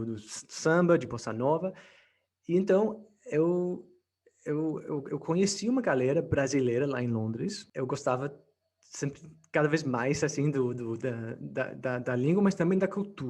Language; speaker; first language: Portuguese; non-native, fluent; English